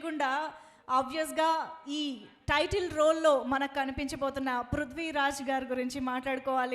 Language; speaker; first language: Telugu; native; Telugu